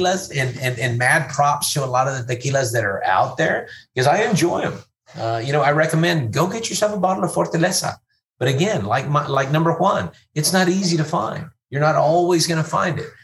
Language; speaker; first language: English; native; English